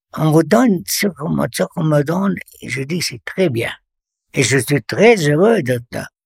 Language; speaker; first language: French; non-native, local second language; Arabic